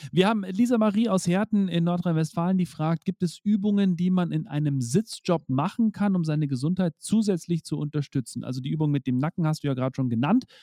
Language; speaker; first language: German; native; German